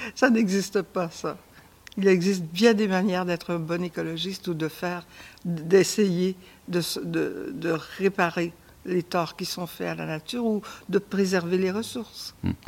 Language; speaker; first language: French; native; French